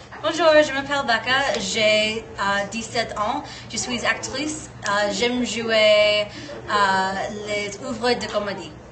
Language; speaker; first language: French; non-native, learner; English